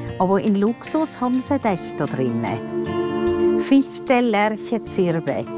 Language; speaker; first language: German; native; German